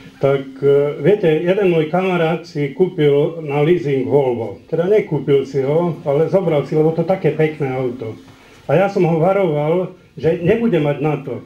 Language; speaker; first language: Slovak; native; Slovak